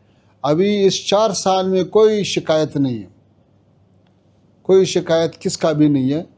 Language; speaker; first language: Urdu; non-native, fluent; Pashto